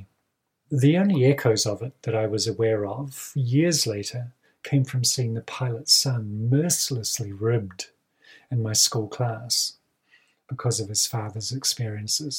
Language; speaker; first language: English; native; English